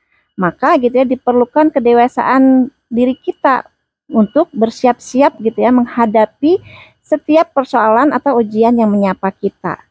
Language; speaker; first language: Indonesian; native; Indonesian